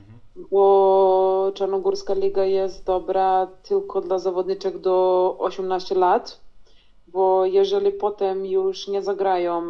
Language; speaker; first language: Polish; non-native, fluent; Serbian